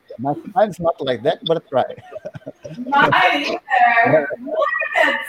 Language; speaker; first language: English; non-native, learner; Portuguese